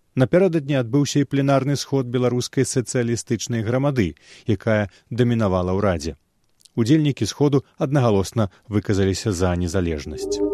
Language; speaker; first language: Belarusian; native; Belarusian